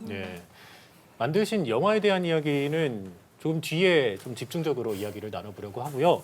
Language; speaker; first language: Korean; native; Korean